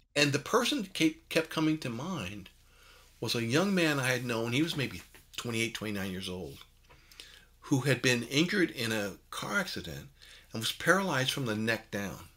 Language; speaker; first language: English; native; English